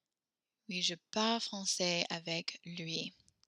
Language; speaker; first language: French; non-native, fluent; English